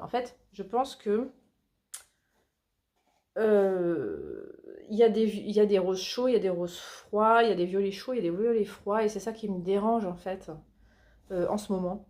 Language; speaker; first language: French; native; French